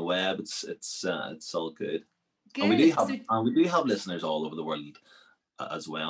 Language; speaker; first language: English; native; English